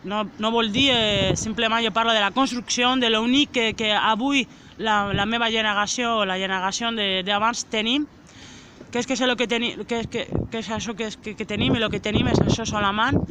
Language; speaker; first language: Catalan; non-native, local second language; Spanish